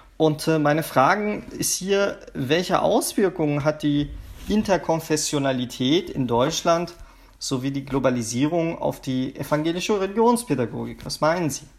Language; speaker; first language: German; early bilingual, other home language; Turkish